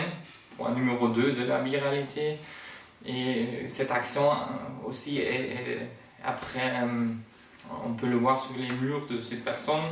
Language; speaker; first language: French; non-native, fluent; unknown